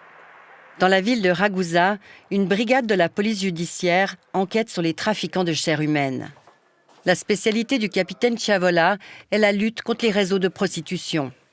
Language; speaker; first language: French; native; French